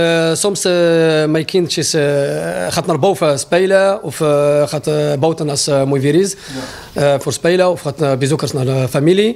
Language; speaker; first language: Dutch; non-native, learner; Arabic